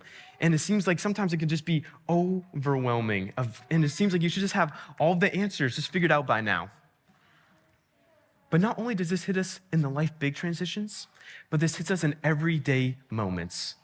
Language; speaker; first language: English; native; English